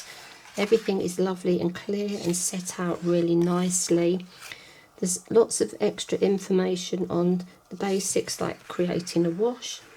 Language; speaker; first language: English; native; English